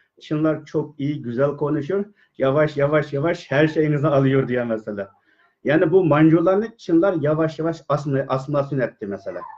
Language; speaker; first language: Turkish; non-native, learner; Uyghur